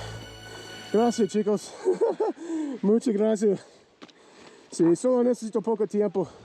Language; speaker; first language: Spanish; non-native, learner; English